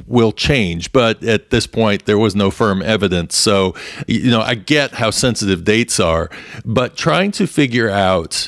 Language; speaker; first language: English; native; English